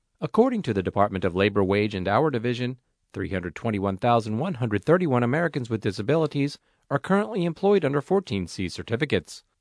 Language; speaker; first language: English; native; English